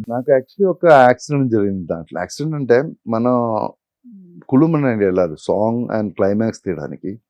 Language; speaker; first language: Telugu; non-native, fluent; Malayalam